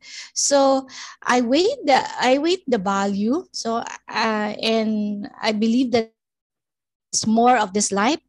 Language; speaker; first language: English; non-native, local second language; Filipino